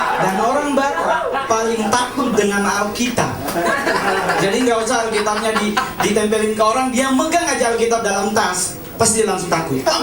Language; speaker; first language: Indonesian; native; Indonesian